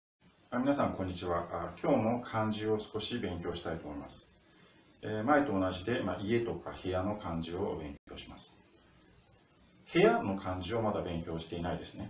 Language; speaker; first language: Japanese; non-native, fluent; Russian